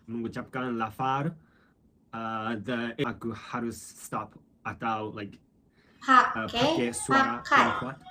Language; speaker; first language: Indonesian; non-native, learner; Japanese